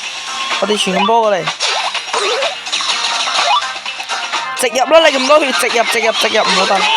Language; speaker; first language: Chinese; early bilingual, heritage; Cantonese